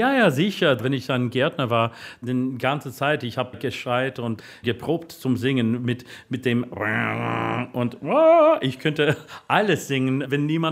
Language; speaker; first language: German; non-native, learner; English